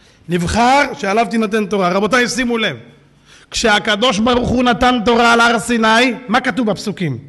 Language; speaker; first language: Hebrew; native; Hebrew